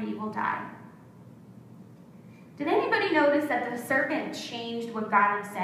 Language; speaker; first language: English; native; English